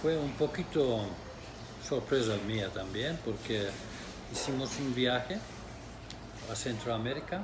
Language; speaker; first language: Spanish; non-native, fluent; Turkish